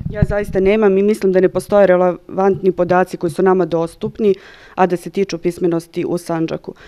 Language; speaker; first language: Serbian; native; Serbian